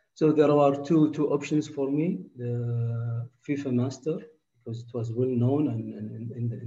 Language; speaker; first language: English; non-native, fluent; Arabic